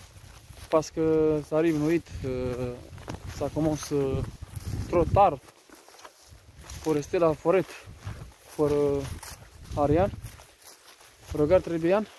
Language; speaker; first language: French; non-native, learner; Romanian